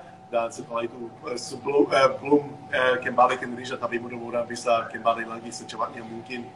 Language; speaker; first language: Indonesian; non-native, fluent; English